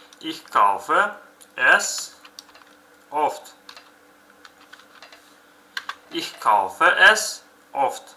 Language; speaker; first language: German; non-native, fluent; Uzbek